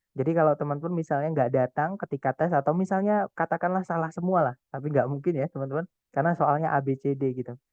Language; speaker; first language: Indonesian; non-native, local second language; Javanese